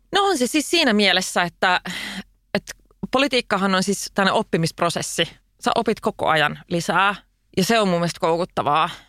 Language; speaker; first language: Finnish; non-native, local second language; Swedish